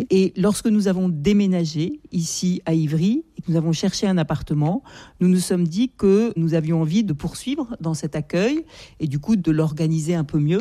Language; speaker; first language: French; native; French